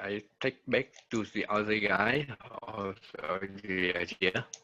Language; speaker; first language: English; non-native, learner; Vietnamese